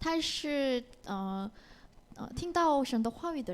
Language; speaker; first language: Chinese; non-native, learner; Korean